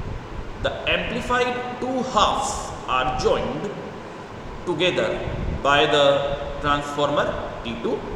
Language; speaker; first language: English; non-native, local second language; Hindi